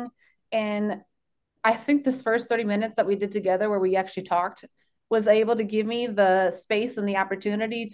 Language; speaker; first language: English; early bilingual, other home language; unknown